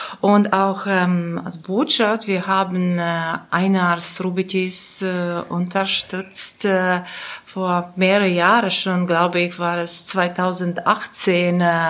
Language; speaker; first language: German; non-native, learner; Latvian